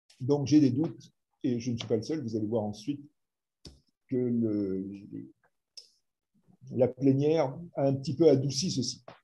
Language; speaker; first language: French; native; French